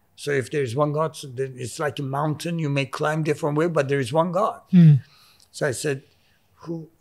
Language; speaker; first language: English; non-native, local second language; Persian